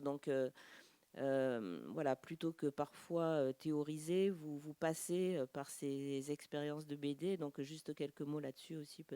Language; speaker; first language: French; native; French